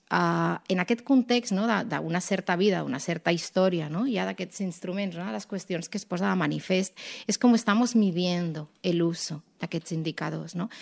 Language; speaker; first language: Catalan; non-native, local second language; Spanish